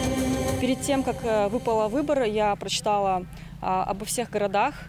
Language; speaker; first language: Russian; non-native, learner; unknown